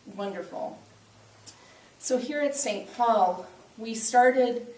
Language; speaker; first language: English; native; English